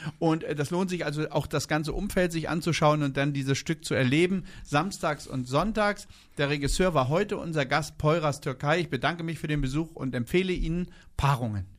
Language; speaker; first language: German; native; German